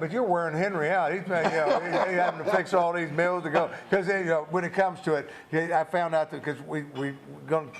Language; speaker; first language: English; native; English